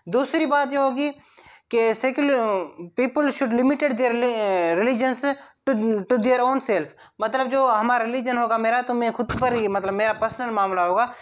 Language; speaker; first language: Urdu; non-native, local second language; Sindhi